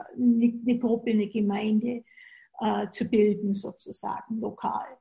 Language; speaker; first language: German; native; German